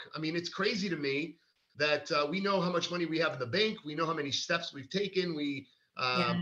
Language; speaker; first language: English; early bilingual, other home language; Hebrew